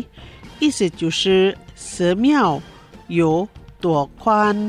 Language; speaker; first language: Chinese; non-native, fluent; Indonesian